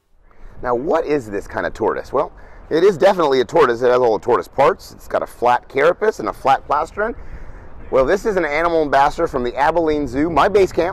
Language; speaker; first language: English; native; English